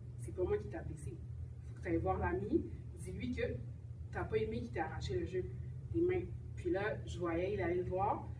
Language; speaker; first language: French; native; French